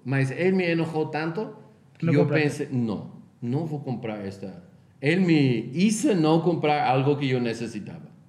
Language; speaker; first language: Spanish; non-native, fluent; Portuguese